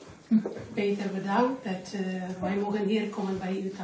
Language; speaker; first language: Dutch; non-native, learner; Indonesian